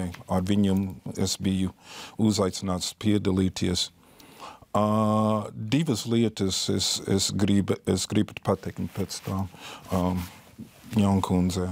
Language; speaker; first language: Latvian; non-native, fluent; English